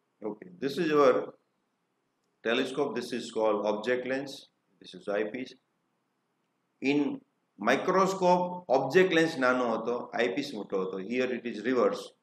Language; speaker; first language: English; non-native, local second language; Gujarati